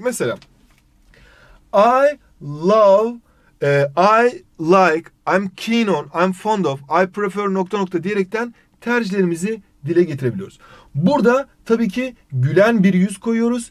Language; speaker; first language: Turkish; native; Turkish